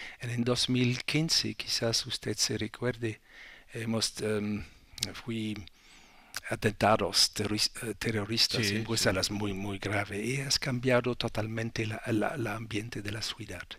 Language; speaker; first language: Spanish; non-native, learner; French